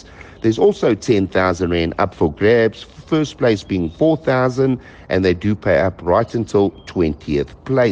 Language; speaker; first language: English; native; English